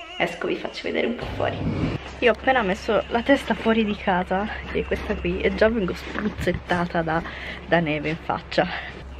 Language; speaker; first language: Italian; native; Italian